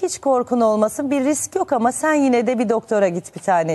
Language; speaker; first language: Turkish; native; Turkish